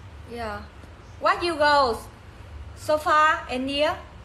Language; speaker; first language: English; non-native, learner; Vietnamese